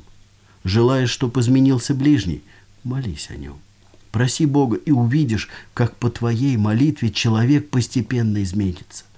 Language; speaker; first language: Russian; native; Russian